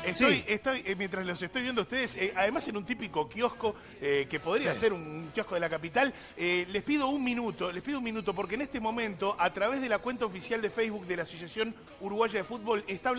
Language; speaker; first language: Spanish; native; Spanish